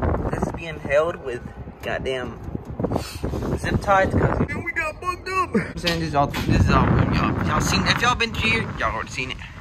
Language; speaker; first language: English; early bilingual, other home language; Spanish